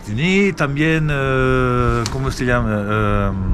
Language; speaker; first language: Spanish; non-native, learner; French